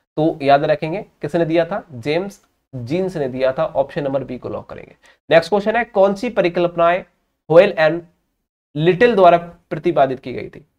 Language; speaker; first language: Hindi; native; Hindi